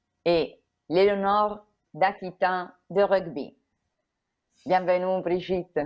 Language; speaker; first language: French; non-native, fluent; Italian